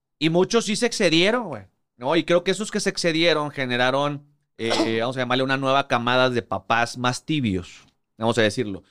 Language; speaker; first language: Spanish; native; Spanish